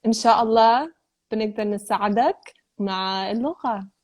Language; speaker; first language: Arabic; non-native, fluent; English